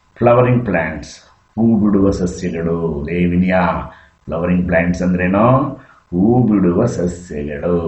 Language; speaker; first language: Kannada; native; Kannada